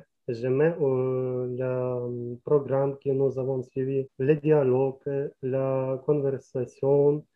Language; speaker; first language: French; non-native, learner; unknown